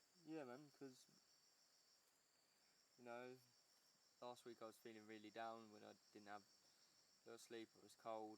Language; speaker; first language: English; native; English